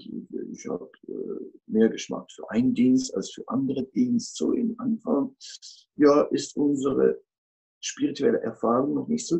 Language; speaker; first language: German; non-native, fluent; Dutch